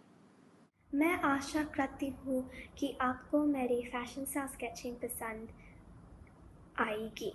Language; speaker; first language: Hindi; early bilingual, heritage; Hindi